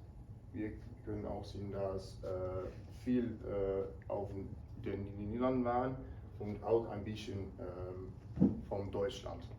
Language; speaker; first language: German; non-native, learner; Dutch